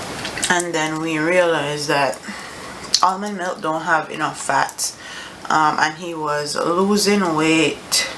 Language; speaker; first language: English; native; English